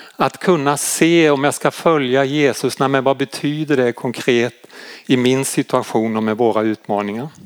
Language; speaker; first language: Swedish; native; Swedish